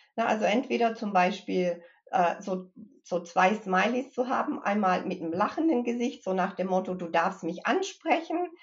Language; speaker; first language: German; early bilingual, other home language; English